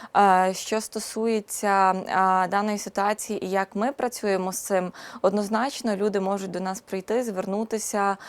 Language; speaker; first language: Ukrainian; native; Ukrainian